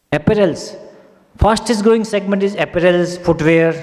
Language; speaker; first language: English; non-native, local second language; Hindi